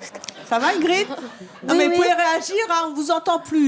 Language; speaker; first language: French; native; French